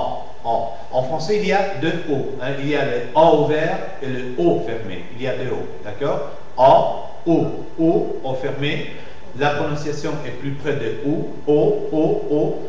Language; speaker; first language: French; non-native, fluent; Spanish